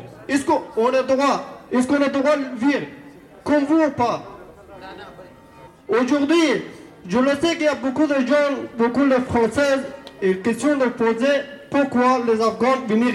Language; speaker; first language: French; non-native, learner; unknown